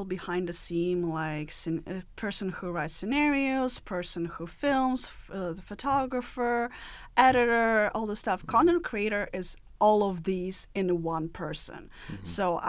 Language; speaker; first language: English; non-native, fluent; Russian